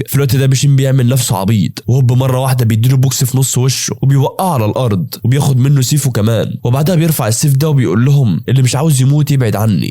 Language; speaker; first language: Arabic; native; Arabic